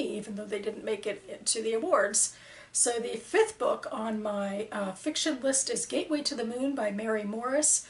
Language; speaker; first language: English; native; English